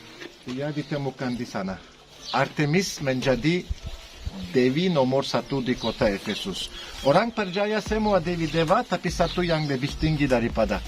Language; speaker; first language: Indonesian; non-native, fluent; Turkish